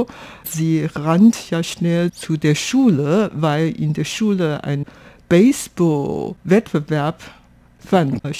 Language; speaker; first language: German; non-native, fluent; Chinese